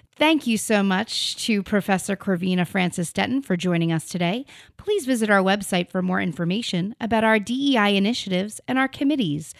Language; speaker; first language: English; native; English